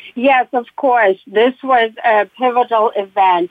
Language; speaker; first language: English; non-native, fluent; Russian